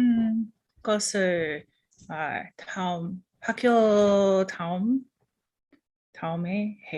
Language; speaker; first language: Korean; non-native, learner; English